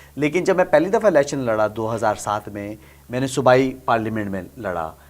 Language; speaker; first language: Urdu; native; Urdu